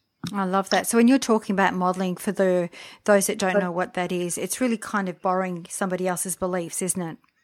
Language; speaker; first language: English; native; English